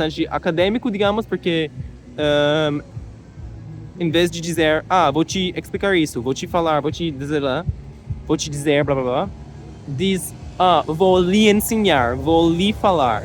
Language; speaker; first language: Portuguese; non-native, learner; English